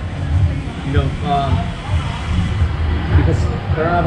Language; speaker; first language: English; non-native, learner; Vietnamese